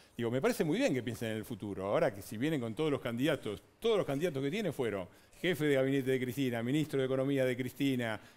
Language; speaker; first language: Spanish; native; Spanish